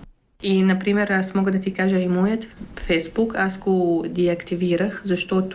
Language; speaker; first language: Bulgarian; non-native, fluent; Arabic